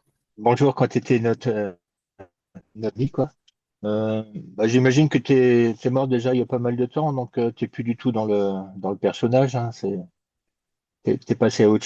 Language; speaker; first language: French; native; French